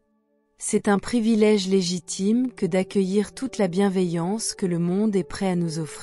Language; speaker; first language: French; native; French